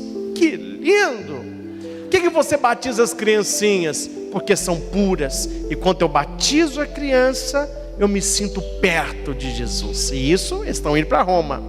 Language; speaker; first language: Portuguese; native; Portuguese